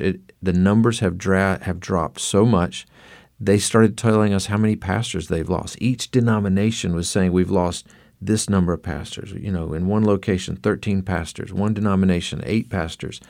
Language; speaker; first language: English; native; English